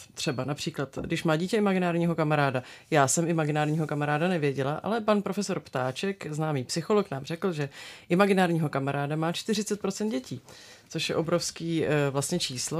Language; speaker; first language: Czech; native; Czech